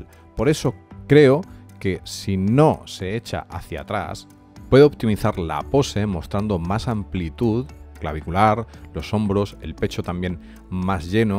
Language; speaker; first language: Spanish; native; Spanish